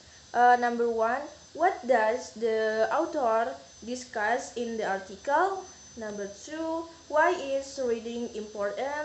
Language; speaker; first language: English; non-native, learner; Indonesian